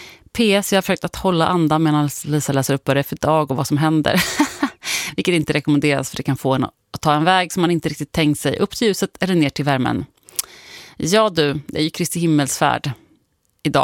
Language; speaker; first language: Swedish; native; Swedish